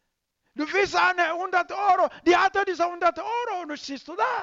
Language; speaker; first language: German; non-native, learner; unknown